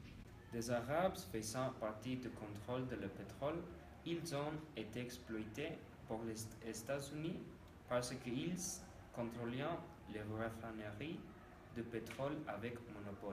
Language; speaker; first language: French; non-native, learner; Spanish